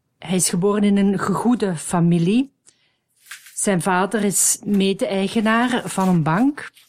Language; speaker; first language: Dutch; native; Dutch